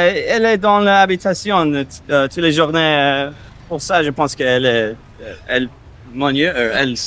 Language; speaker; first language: French; non-native, learner; English